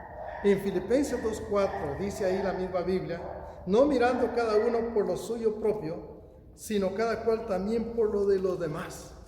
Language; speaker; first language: Spanish; native; Spanish